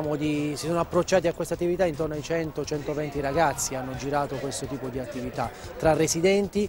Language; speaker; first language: Italian; native; Italian